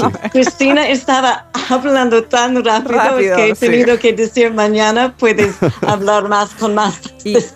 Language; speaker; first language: Spanish; non-native, fluent; English